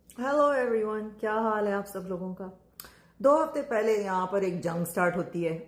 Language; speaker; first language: Urdu; native; Urdu